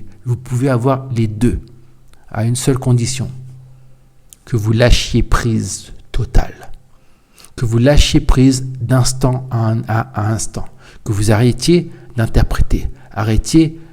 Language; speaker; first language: French; native; French